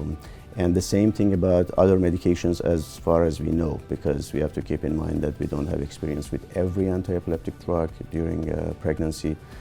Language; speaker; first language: English; non-native, fluent; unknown